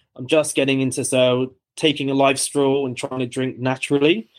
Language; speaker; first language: English; native; English